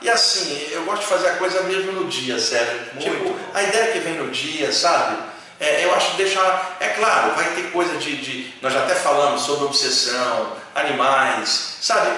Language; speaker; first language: Portuguese; native; Portuguese